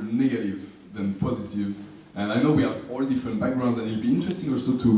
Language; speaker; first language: English; non-native, fluent; French